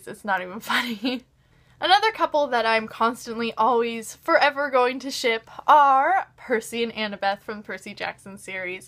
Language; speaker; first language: English; native; English